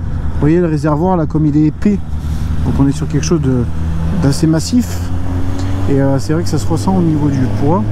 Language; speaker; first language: French; native; French